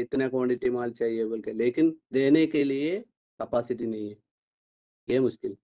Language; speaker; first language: Hindi; non-native, local second language; Malayalam